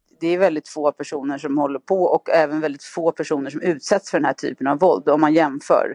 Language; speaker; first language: Swedish; native; Swedish